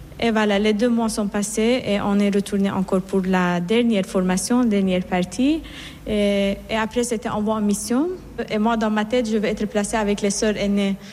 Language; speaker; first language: French; non-native, fluent; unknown